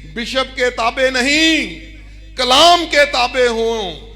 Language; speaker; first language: Urdu; non-native, local second language; Punjabi